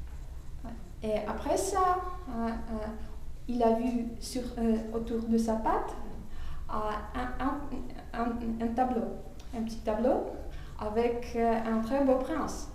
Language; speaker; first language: French; non-native, fluent; Russian